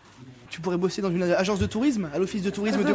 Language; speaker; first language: French; native; French